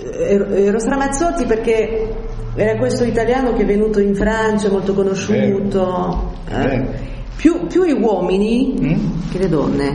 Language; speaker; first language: Italian; early bilingual, heritage; French